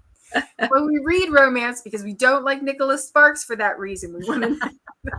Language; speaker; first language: English; native; English